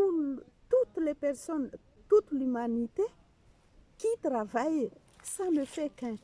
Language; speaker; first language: French; non-native, fluent; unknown